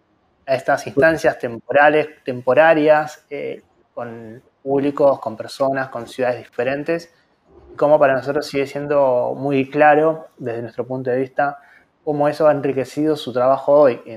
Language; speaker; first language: Spanish; native; Spanish